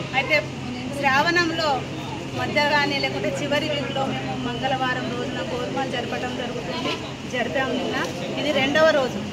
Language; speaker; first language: Telugu; non-native, local second language; Lambadi